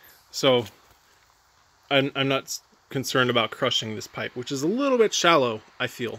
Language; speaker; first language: English; native; English